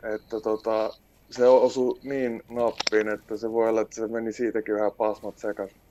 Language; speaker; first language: Finnish; non-native, local second language; Swedish